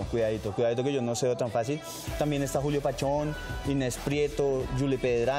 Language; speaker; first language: Spanish; native; Spanish